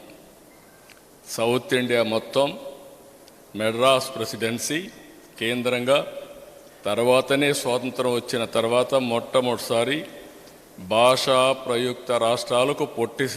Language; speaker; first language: Telugu; native; Telugu